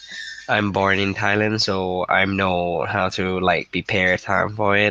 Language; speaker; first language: English; non-native, learner; Thai